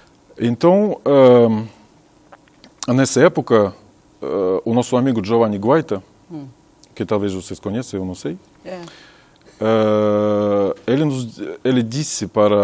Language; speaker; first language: Portuguese; non-native, fluent; Russian